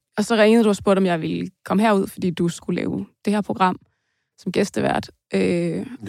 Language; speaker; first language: Danish; native; Danish